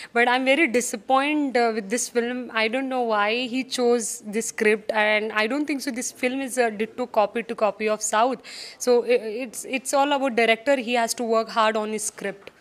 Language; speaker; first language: Hindi; non-native, local second language; Marathi